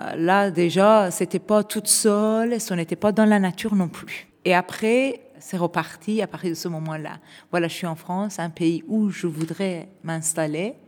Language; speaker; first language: French; non-native, fluent; Persian